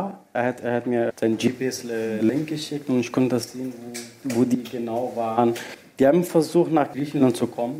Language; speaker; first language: German; non-native, fluent; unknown